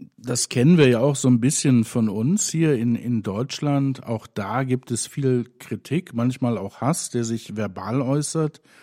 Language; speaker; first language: German; native; German